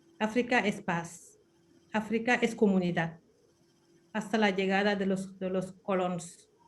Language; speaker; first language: Spanish; non-native, fluent; Wolof